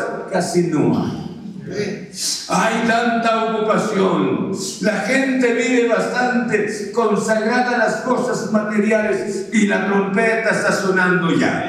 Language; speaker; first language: Spanish; native; Spanish